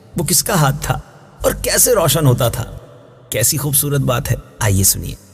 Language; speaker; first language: Urdu; native; Urdu